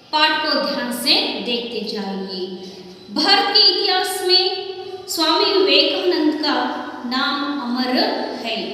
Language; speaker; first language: Hindi; non-native, local second language; Kannada